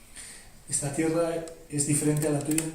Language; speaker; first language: Spanish; native; Spanish